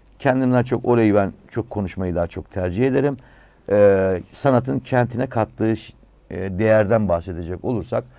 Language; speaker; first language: Turkish; native; Turkish